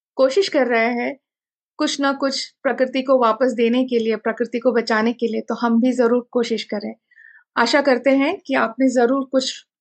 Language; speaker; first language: Hindi; non-native, local second language; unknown